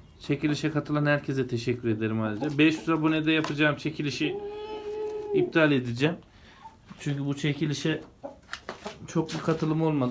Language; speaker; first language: Turkish; native; Turkish